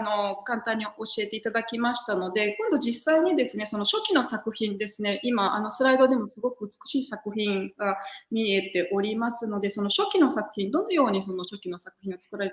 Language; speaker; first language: Japanese; native; Japanese